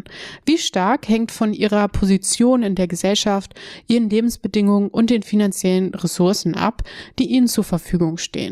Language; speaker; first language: German; native; German